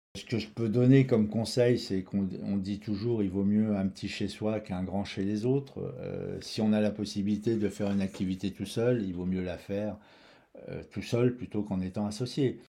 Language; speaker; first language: French; native; French